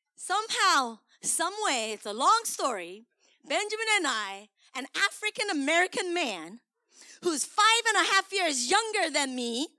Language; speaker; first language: English; early bilingual, other home language; Korean